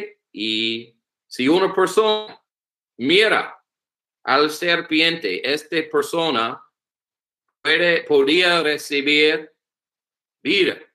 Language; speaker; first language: Spanish; non-native, learner; English